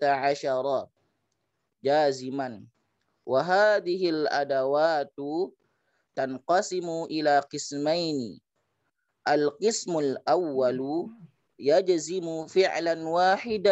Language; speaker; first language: Arabic; non-native, learner; Indonesian